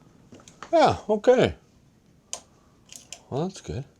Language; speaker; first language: English; native; English